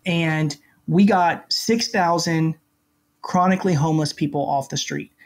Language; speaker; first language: English; native; English